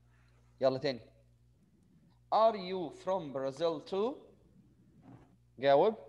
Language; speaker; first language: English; non-native, fluent; Arabic